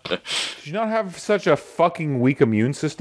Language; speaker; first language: English; native; English